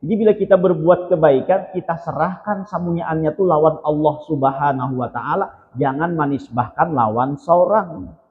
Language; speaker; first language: Indonesian; non-native, local second language; Banjar